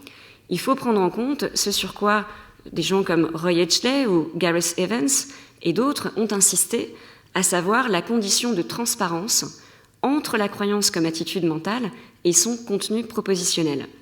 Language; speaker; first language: French; native; French